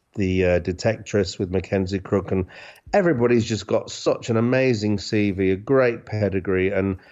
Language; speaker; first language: English; native; English